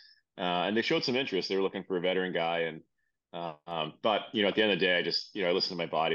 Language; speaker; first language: English; native; English